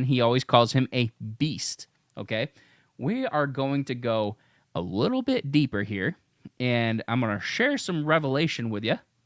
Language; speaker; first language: English; native; English